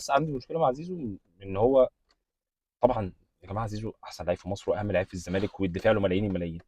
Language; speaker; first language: Arabic; native; Arabic